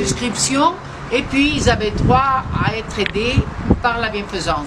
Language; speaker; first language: French; non-native, fluent; Spanish